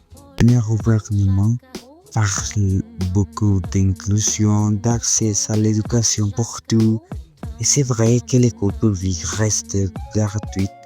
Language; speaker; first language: French; non-native, fluent; Spanish